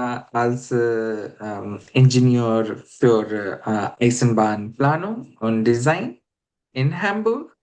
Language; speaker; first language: German; non-native, learner; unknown